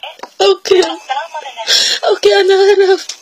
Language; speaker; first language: Arabic; non-native, learner; Filipino